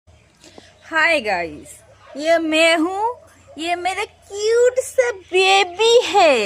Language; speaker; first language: Hindi; non-native, local second language; Bangla